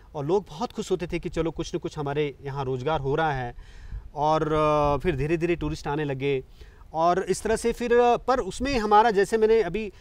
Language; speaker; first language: Hindi; native; Hindi